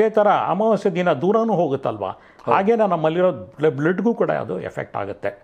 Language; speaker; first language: Kannada; native; Kannada